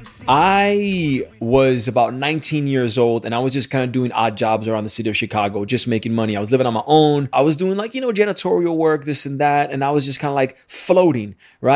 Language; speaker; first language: English; native; English